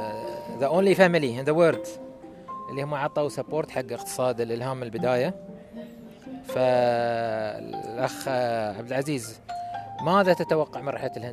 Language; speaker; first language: Arabic; native; Arabic